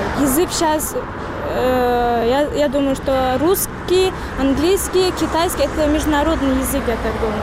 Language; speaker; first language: Russian; non-native, local second language; Tajik